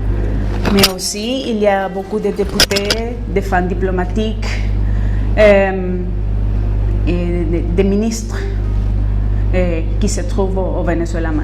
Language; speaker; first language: French; non-native, fluent; Spanish